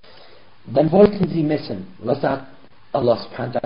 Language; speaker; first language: German; non-native, fluent; Arabic